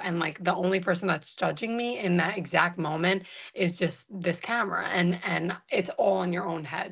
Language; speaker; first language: English; native; English